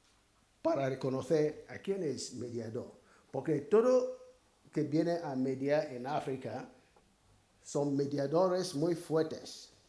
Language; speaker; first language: Spanish; non-native, fluent; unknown